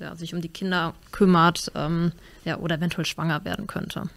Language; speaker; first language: German; native; German